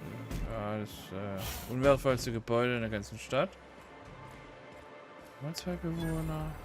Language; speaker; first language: German; native; German